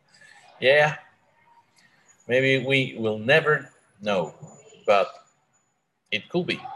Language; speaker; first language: English; non-native, learner; Spanish